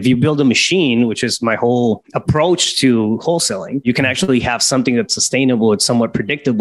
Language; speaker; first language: English; native; English